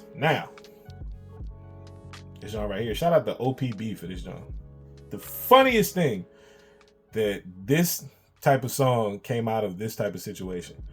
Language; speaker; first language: English; native; English